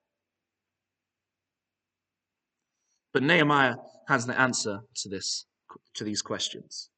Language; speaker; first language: English; native; English